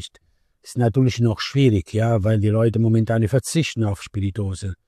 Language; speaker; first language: German; non-native, learner; Italian